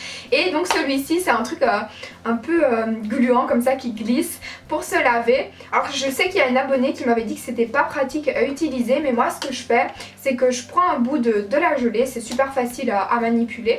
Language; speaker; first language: French; native; French